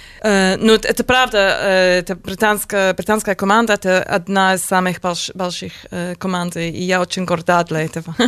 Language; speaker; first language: Russian; non-native, learner; English